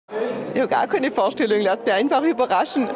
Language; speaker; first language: German; native; German